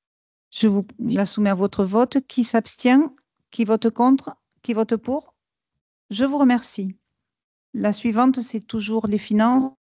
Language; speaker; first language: French; native; French